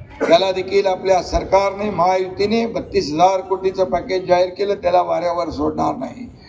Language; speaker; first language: Marathi; native; Marathi